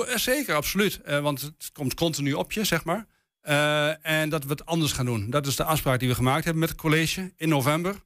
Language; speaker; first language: Dutch; native; Dutch